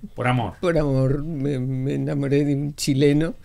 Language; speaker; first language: Spanish; native; Spanish